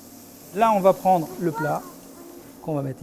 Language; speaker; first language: French; native; French